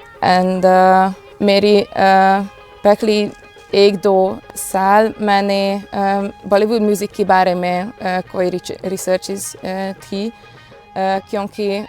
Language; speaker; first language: Hindi; non-native, learner; Hungarian